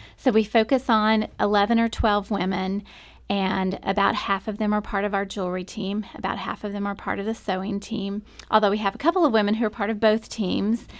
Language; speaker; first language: English; native; English